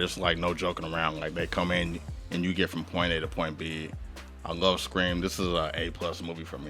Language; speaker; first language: English; native; English